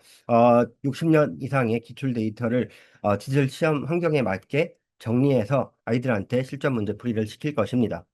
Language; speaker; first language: Korean; early bilingual, heritage; Korean